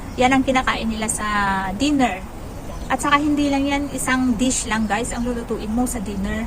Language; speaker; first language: Filipino; native; Filipino